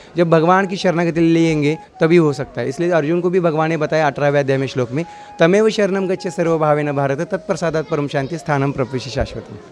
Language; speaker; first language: Hindi; non-native, local second language; Marathi